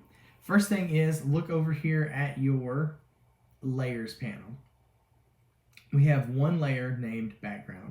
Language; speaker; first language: English; native; English